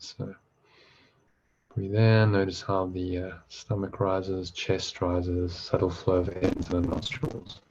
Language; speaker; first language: English; native; English